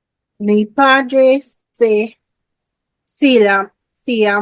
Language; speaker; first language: Spanish; non-native, learner; English